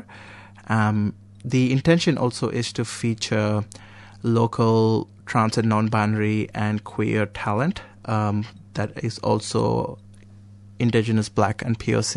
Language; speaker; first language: English; non-native, local second language; Konkani